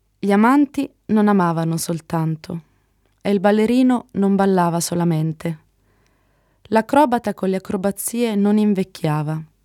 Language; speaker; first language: Italian; native; Italian